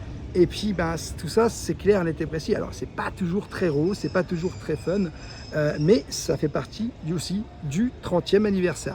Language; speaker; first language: French; native; French